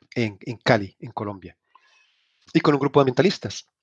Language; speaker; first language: Spanish; native; Spanish